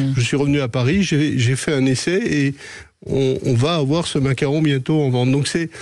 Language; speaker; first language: French; native; French